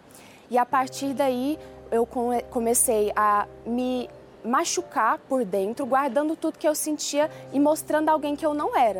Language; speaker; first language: Portuguese; early bilingual, other home language; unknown